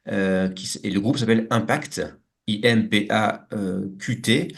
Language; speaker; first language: French; native; French